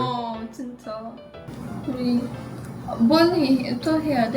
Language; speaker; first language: Korean; non-native, learner; Russian